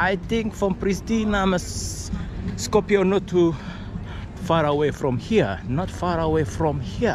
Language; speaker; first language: English; non-native, learner; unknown